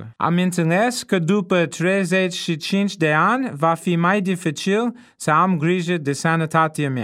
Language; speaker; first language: Romanian; non-native, fluent; English